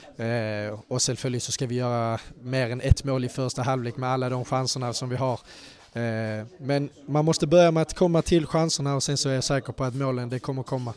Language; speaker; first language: Swedish; native; Swedish